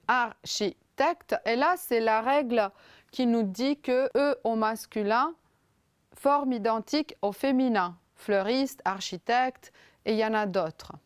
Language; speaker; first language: French; non-native, fluent; Romanian